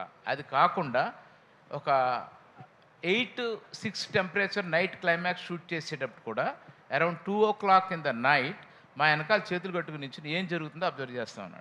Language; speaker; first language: Telugu; native; Telugu